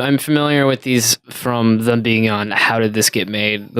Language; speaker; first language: English; native; English